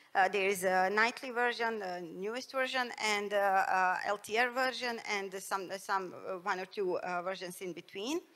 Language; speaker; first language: English; non-native, fluent; Bosnian